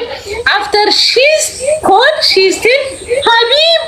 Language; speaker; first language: English; non-native, learner; Amharic